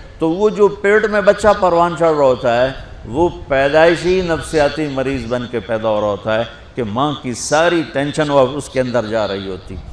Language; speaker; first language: Urdu; non-native, local second language; Punjabi